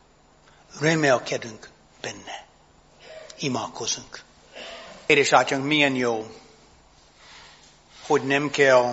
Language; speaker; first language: Hungarian; non-native, fluent; English